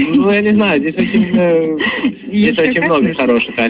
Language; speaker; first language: Russian; early bilingual, heritage; Russian